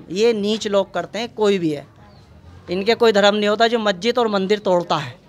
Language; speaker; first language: Hindi; native; Hindi